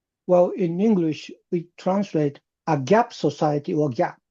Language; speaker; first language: English; non-native, fluent; Japanese